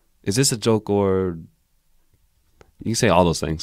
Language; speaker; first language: English; native; English